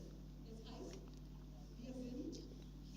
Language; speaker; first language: German; non-native, learner; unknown